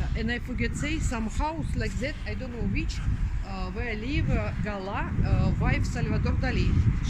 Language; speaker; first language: English; non-native, learner; Russian